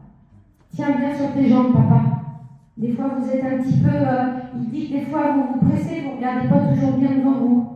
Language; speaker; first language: French; native; French